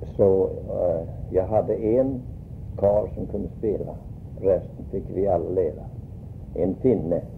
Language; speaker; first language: Swedish; early bilingual, heritage; Swedish